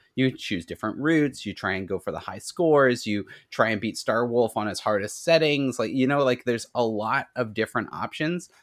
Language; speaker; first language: English; native; English